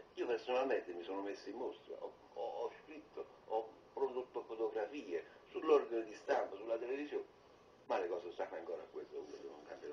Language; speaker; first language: Italian; native; Italian